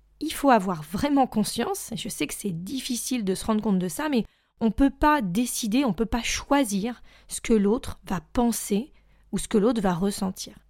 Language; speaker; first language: French; native; French